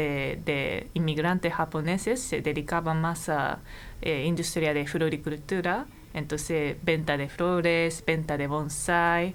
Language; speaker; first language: Spanish; non-native, fluent; Japanese